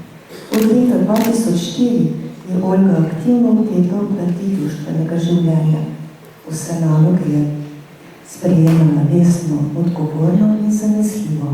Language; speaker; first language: Slovenian; native; Slovenian